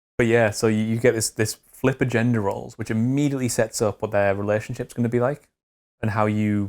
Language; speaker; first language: English; native; English